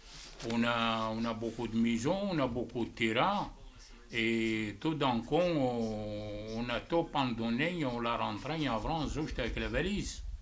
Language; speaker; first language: French; non-native, fluent; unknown